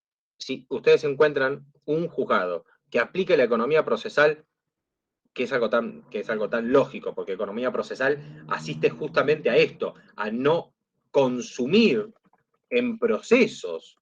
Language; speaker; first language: Spanish; native; Spanish